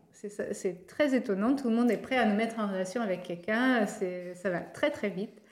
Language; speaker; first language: French; non-native, fluent; Portuguese